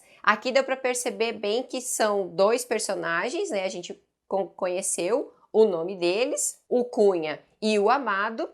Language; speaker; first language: Portuguese; native; Portuguese